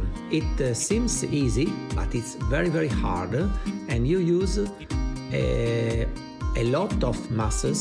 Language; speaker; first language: English; non-native, learner; Italian